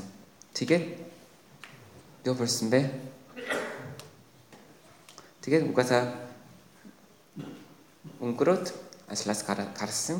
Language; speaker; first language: Mongolian; non-native, fluent; Korean